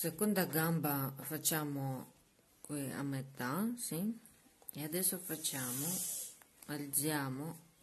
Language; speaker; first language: Italian; non-native, learner; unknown